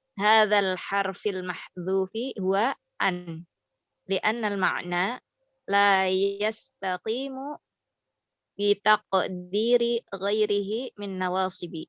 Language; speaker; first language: Arabic; non-native, learner; Indonesian